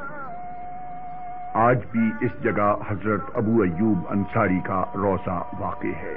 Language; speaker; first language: Urdu; native; Urdu